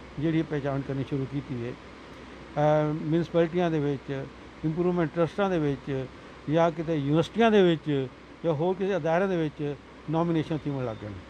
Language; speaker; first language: Punjabi; non-native, local second language; Saraiki